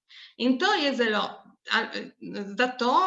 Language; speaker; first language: Slovenian; non-native, local second language; Italian